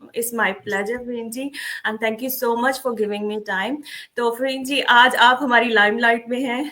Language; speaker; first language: Urdu; native; Urdu